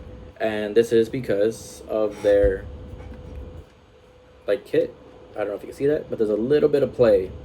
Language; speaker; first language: English; native; English